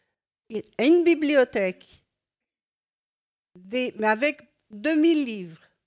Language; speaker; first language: French; non-native, fluent; Greek